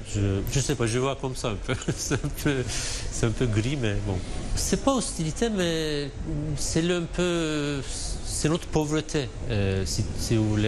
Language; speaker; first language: French; non-native, fluent; Turkish